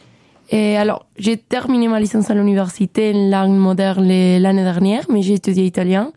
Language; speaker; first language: French; non-native, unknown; Spanish